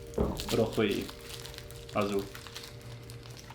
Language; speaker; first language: Spanish; non-native, fluent; German